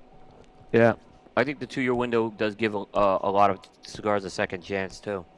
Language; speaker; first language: English; native; English